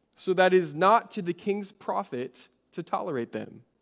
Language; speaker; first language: English; native; English